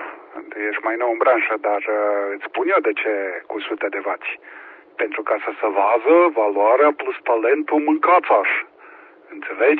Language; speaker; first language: Romanian; native; Romanian